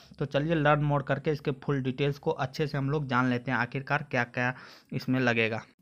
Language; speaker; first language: Hindi; native; Hindi